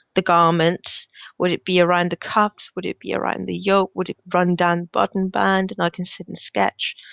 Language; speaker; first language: English; non-native, fluent; Danish